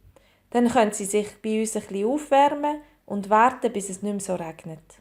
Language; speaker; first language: German; native; German